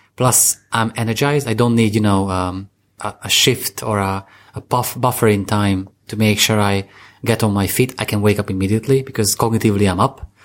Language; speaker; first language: English; non-native, fluent; Hungarian